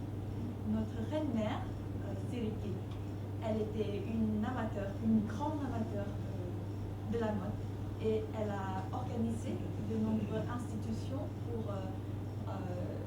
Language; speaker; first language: French; non-native, fluent; Thai